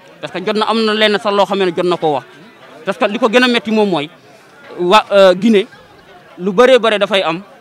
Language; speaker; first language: Wolof; native; Wolof